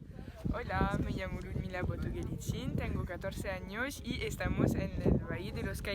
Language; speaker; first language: Spanish; non-native, learner; French